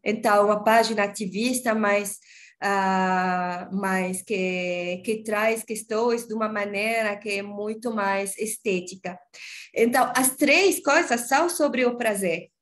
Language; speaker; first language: Portuguese; non-native, learner; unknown